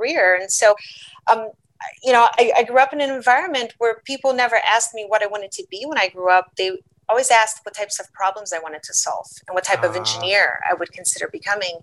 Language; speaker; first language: English; early bilingual, other home language; Portuguese